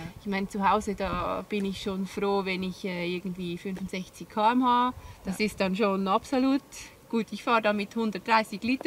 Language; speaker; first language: German; native; German